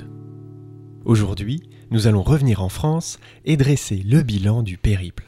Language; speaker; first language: French; native; French